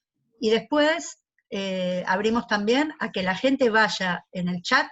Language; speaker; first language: Spanish; native; Spanish